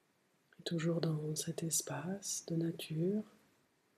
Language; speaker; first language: French; native; French